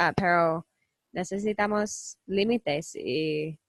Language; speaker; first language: Spanish; non-native, learner; English